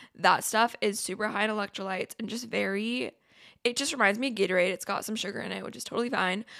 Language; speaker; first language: English; native; English